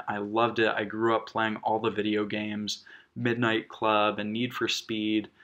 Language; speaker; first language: English; native; English